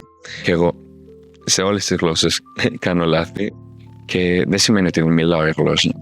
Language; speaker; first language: Greek; non-native, fluent; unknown